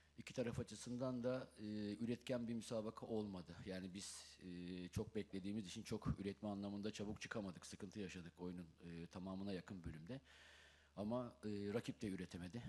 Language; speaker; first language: Turkish; native; Turkish